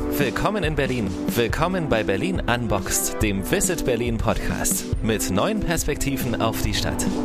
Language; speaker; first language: German; native; German